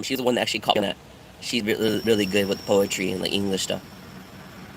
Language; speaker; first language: English; native; English